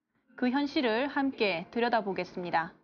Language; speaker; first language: Korean; native; Korean